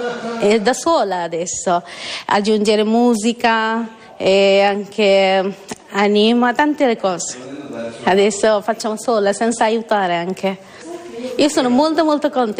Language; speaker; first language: Italian; non-native, learner; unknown